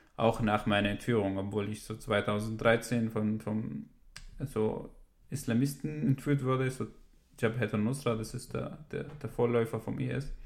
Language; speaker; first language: German; non-native, fluent; Arabic